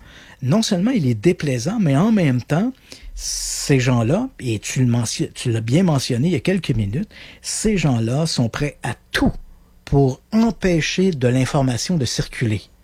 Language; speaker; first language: French; native; French